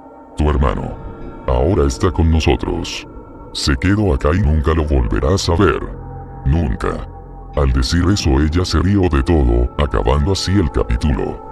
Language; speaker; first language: Spanish; native; Spanish